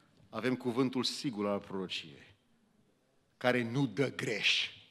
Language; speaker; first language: Romanian; early bilingual, heritage; Romanian